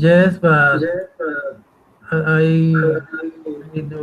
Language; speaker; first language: English; non-native, learner; Spanish